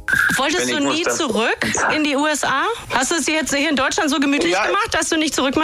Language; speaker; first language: German; native; German